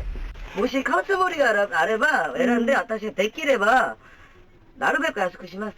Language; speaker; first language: Japanese; non-native, learner; Korean